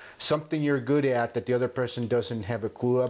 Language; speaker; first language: English; non-native, fluent; Spanish